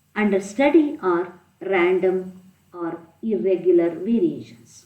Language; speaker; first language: English; non-native, local second language; Kannada